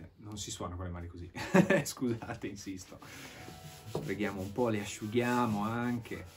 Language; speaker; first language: Italian; native; Italian